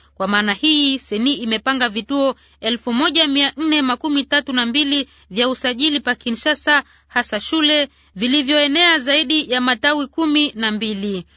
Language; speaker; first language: Swahili; native; Swahili